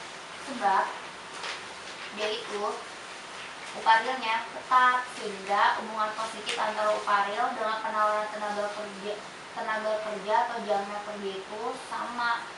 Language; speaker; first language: Indonesian; native; Indonesian